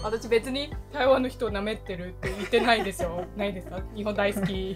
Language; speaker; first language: Japanese; non-native, learner; Chinese